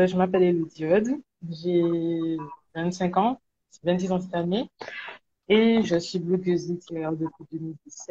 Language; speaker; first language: French; native; French